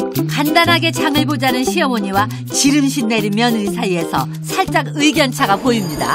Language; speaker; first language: Korean; native; Korean